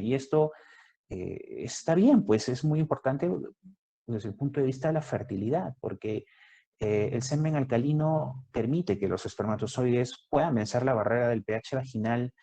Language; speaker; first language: Spanish; native; Spanish